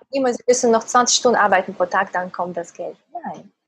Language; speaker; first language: German; native; German